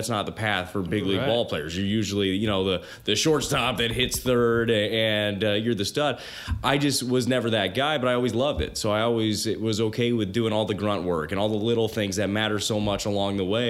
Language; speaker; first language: English; native; English